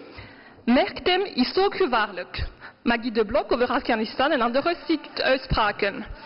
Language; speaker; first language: Dutch; non-native, local second language; French